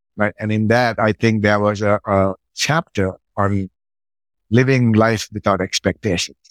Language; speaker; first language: English; non-native, local second language; Sinhala